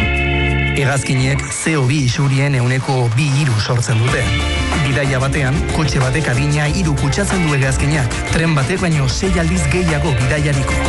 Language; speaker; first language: Basque; native; Basque